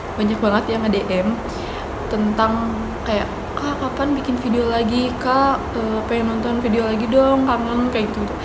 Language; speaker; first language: Indonesian; native; Indonesian